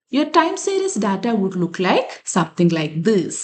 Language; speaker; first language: English; non-native, local second language; Malayalam